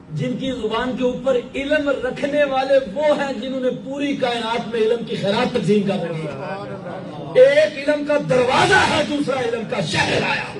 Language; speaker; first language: Urdu; non-native, local second language; Punjabi